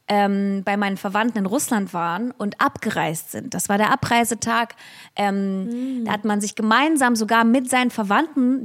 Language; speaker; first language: German; early bilingual, other home language; Russian